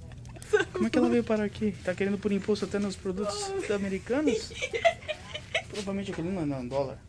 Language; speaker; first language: Portuguese; native; Portuguese